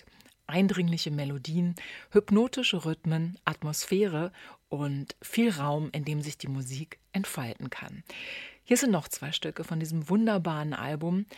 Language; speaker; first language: German; native; German